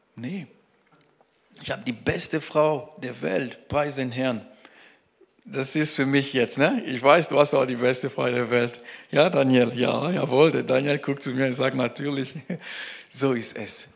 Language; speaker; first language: German; non-native, fluent; French